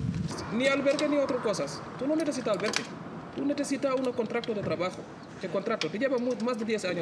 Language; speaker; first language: Spanish; non-native, learner; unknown